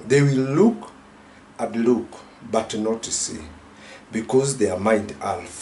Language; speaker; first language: English; non-native, local second language; Swahili